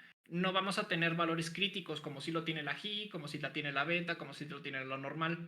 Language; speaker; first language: Spanish; native; Spanish